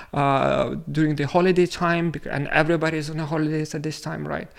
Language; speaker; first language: English; non-native, fluent; Lithuanian